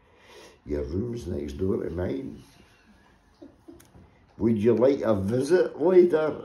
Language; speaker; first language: English; native; English